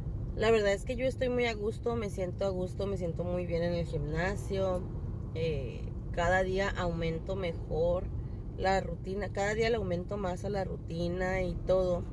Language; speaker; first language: Spanish; native; Spanish